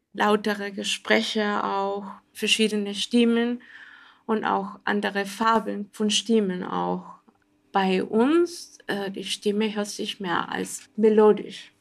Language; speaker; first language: German; non-native, fluent; Spanish